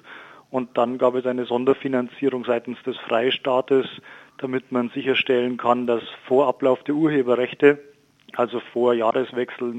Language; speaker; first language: German; native; German